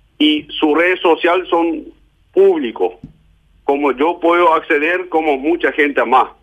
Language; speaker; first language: Spanish; non-native, fluent; German